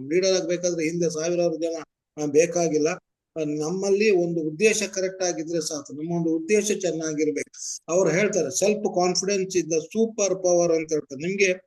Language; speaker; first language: Kannada; native; Kannada